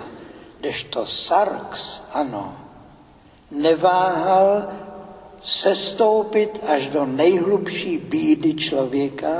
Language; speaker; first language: Czech; native; Czech